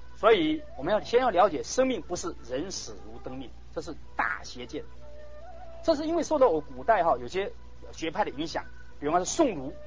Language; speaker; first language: Chinese; native; Chinese